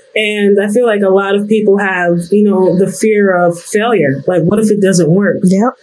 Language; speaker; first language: English; native; English